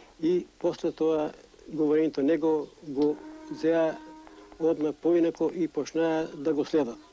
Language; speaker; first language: Macedonian; native; Macedonian